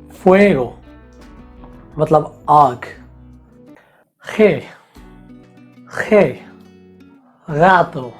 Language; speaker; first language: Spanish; non-native, fluent; Hindi